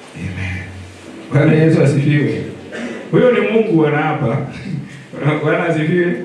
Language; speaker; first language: Swahili; non-native, local second language; Luyia